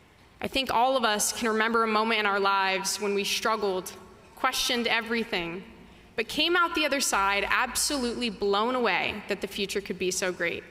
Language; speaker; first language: English; native; English